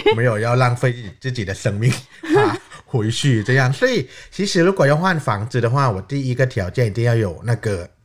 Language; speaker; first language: Chinese; non-native, fluent; Thai